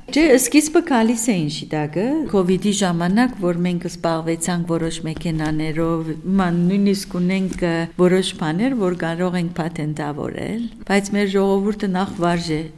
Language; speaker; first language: Armenian; early bilingual, heritage; Armenian